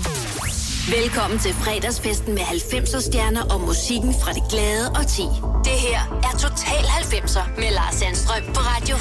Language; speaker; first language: Danish; native; Danish